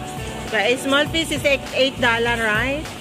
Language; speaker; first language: English; non-native, learner; Filipino